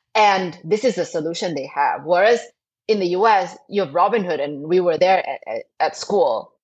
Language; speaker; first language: English; non-native, fluent; Thai